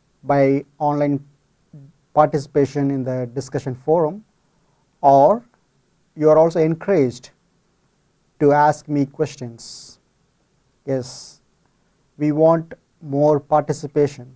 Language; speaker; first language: English; non-native, fluent; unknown